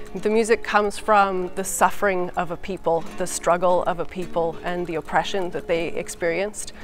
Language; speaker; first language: English; native; English